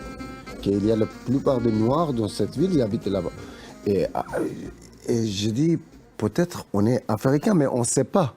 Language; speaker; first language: French; non-native, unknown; Persian